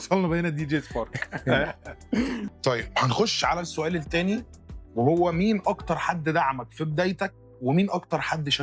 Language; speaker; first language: Arabic; native; Arabic